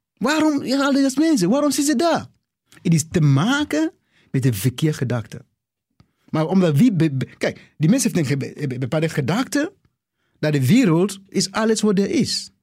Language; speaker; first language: Dutch; non-native, fluent; English